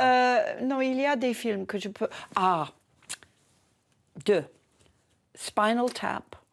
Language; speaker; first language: French; non-native, learner; English